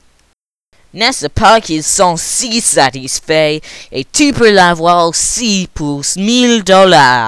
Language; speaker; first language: French; non-native, learner; English